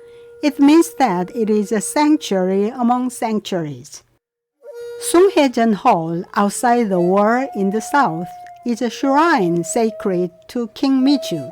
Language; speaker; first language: English; non-native, fluent; Korean